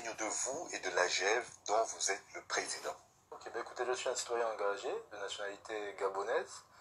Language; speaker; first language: French; native; French